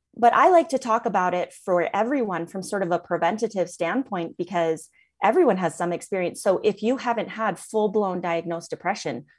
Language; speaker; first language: English; native; English